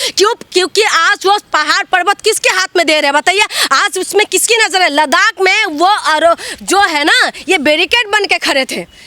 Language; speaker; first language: Hindi; non-native, local second language; Assamese